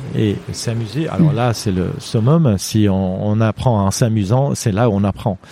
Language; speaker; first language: French; non-native, fluent; Armenian